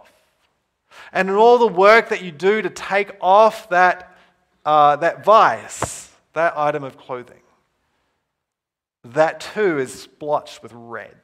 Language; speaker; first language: English; native; English